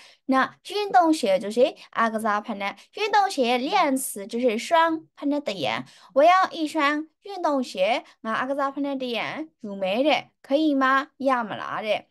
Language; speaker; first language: Chinese; native; Chinese